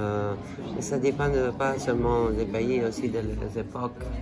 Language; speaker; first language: French; non-native, fluent; Italian